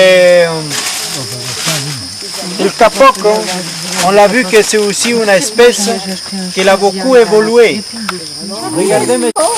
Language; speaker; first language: French; non-native, fluent; Spanish